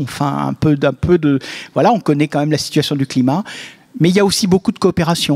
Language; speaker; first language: French; native; French